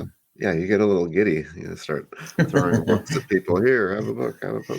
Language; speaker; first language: English; native; English